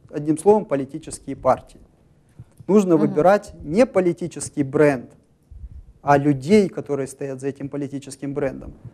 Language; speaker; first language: Russian; native; Russian